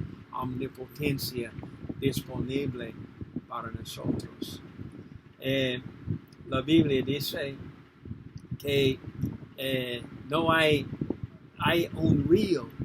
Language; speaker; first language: Spanish; non-native, learner; English